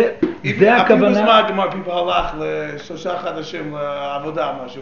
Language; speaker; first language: Hebrew; non-native, fluent; English